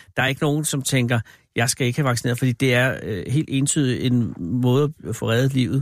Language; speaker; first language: Danish; native; Danish